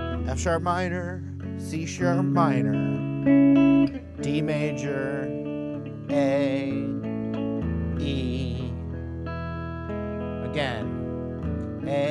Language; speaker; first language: English; native; English